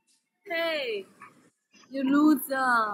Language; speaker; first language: English; non-native, learner; Chinese